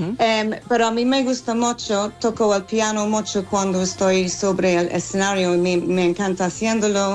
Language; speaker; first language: Spanish; non-native, fluent; English